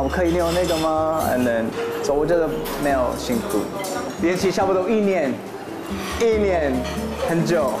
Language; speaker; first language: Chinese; non-native, learner; English